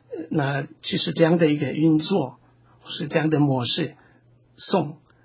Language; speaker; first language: Chinese; non-native, fluent; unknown